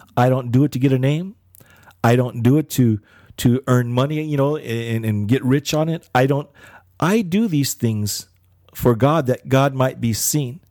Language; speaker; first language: English; early bilingual, other home language; Filipino